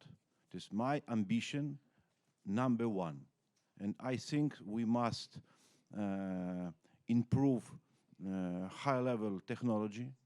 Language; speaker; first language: English; non-native, learner; Ukrainian